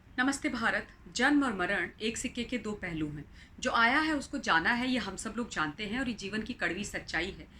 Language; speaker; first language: Hindi; native; Hindi